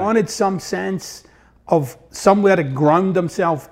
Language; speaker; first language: English; native; English